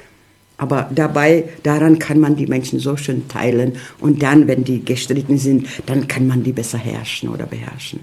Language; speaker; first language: German; early bilingual, heritage; Czech